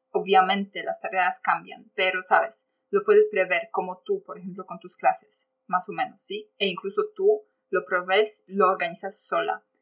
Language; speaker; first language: Spanish; non-native, fluent; Polish